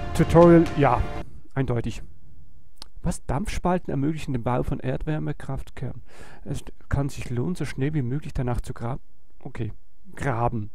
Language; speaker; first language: German; non-native, fluent; Swiss German